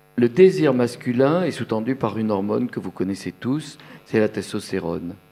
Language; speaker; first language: French; native; French